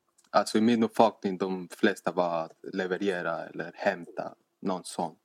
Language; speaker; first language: Swedish; non-native, fluent; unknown